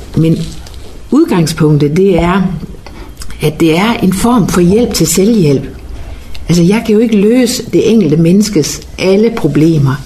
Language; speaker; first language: Danish; native; Danish